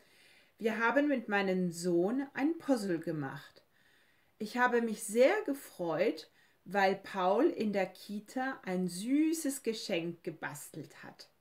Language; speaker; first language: German; non-native, fluent; French